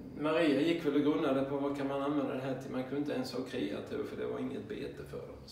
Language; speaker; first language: Swedish; native; Swedish